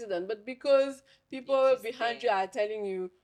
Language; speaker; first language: English; non-native, fluent; French